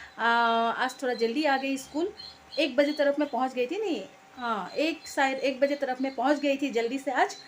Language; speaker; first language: Hindi; non-native, local second language; Bangla